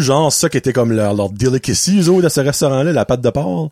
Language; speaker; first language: French; native; French